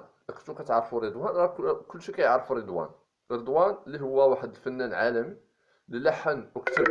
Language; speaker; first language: Arabic; native; Arabic